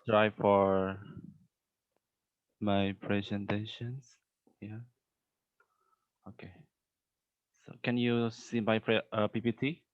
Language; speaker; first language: English; non-native, learner; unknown